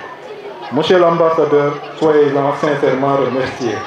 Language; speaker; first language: French; non-native, local second language; Serer